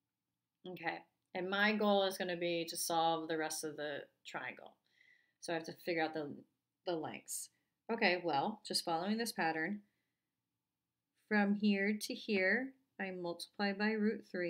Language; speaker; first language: English; native; English